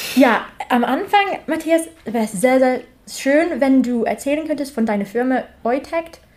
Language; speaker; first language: German; non-native, fluent; English